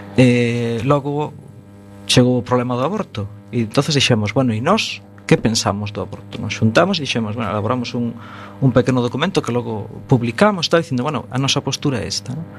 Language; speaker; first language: Galician; native; Galician